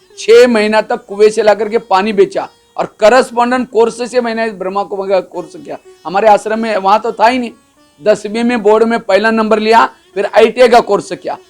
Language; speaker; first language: Hindi; non-native, local second language; Marathi